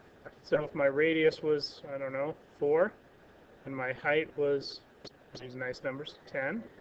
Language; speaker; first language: English; native; English